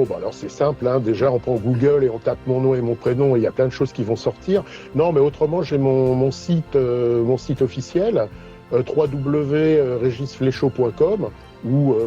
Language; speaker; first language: French; native; French